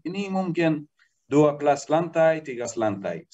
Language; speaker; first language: Indonesian; non-native, learner; Arabic